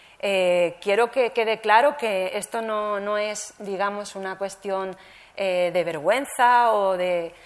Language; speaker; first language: Spanish; native; Spanish